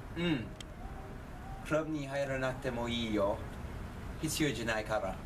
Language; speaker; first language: Japanese; non-native, learner; English